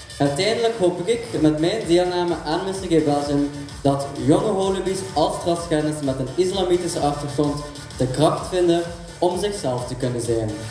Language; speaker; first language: Dutch; early bilingual, other home language; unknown